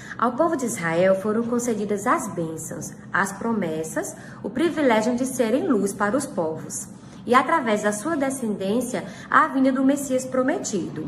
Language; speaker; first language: Portuguese; native; Portuguese